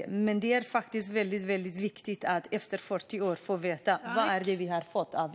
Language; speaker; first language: Swedish; non-native, fluent; Kurdish